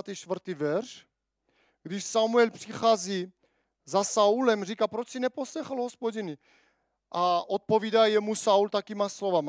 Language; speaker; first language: Czech; non-native, fluent; Armenian